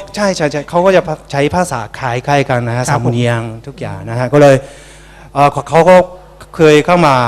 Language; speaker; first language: Thai; non-native, fluent; Japanese